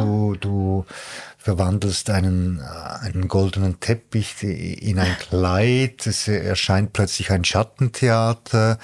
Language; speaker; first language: German; native; German